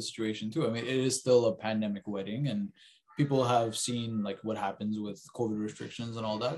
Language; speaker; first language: English; native; English